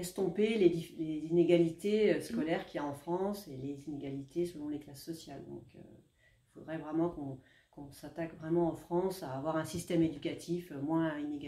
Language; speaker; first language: French; native; French